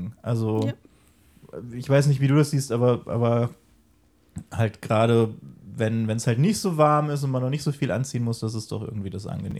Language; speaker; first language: German; native; German